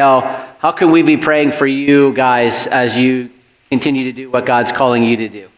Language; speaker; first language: English; native; English